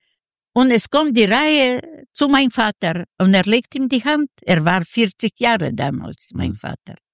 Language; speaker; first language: German; non-native, learner; Yiddish